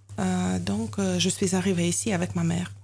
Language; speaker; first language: French; non-native, learner; Ukrainian